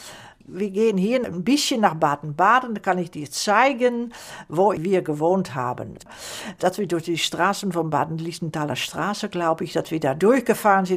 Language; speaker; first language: German; non-native, fluent; Dutch